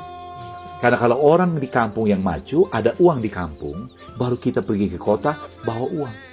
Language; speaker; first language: Indonesian; non-native, local second language; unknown